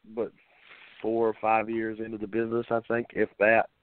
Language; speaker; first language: English; native; English